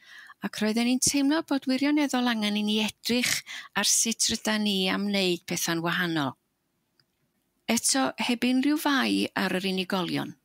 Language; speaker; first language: Welsh; native; Welsh